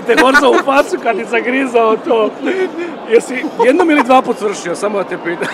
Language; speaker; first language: Croatian; native; Croatian